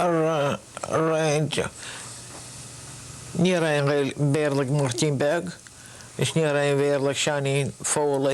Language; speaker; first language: Irish; native; Irish